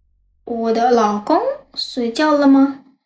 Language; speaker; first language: Chinese; non-native, learner; Indonesian